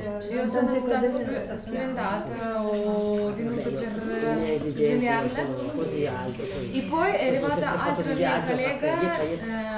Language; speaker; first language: Italian; non-native, fluent; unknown